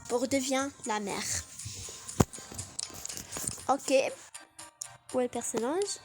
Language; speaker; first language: French; non-native, learner; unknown